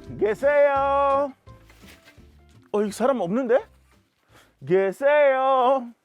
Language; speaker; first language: Korean; non-native, learner; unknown